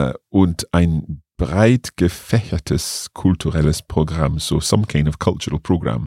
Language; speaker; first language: German; non-native, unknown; English